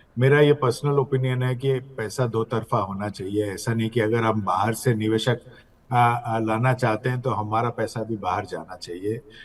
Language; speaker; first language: Hindi; non-native, local second language; Odia